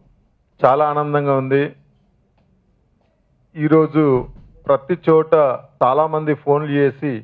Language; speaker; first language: Telugu; native; Telugu